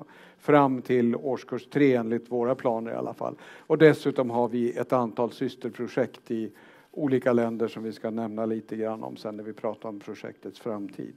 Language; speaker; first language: Swedish; native; Swedish